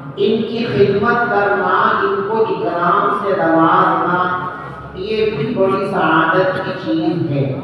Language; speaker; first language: Urdu; native; Urdu